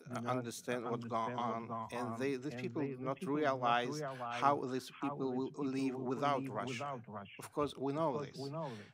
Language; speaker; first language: English; non-native, learner; Russian